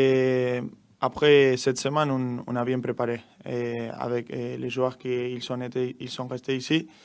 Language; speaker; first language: French; non-native, learner; Spanish